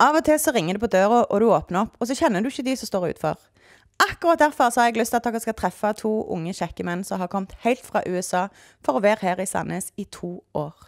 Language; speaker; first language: Norwegian; native; Norwegian